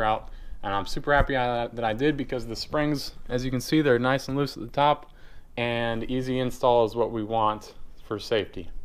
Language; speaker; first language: English; native; English